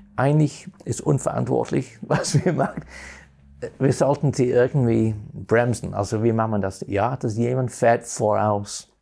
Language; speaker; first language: German; non-native, fluent; English